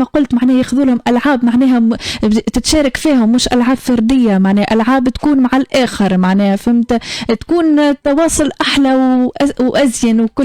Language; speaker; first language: Arabic; native; Arabic